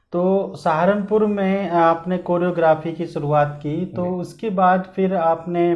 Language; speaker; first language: Hindi; native; Hindi